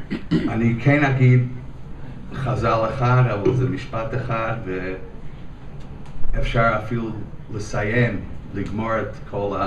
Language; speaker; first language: Hebrew; non-native, fluent; English